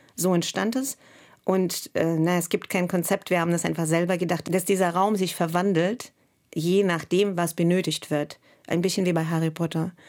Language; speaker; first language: German; non-native, fluent; Russian